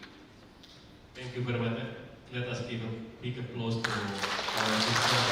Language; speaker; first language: English; non-native, fluent; Indonesian